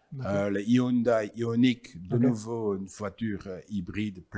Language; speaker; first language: French; non-native, fluent; Dutch